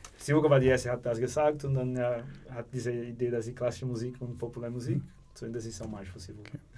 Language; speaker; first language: German; non-native, learner; Portuguese